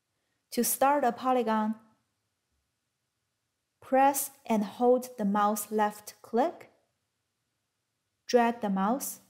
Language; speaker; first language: English; non-native, fluent; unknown